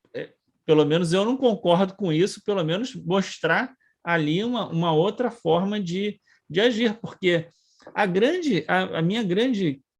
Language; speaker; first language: Portuguese; native; Portuguese